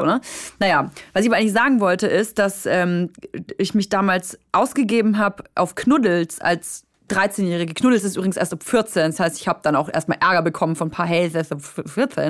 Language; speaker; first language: German; native; German